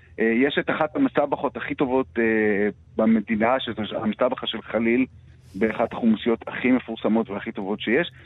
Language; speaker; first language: Hebrew; native; Hebrew